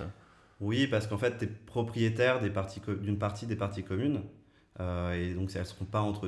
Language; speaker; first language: French; native; French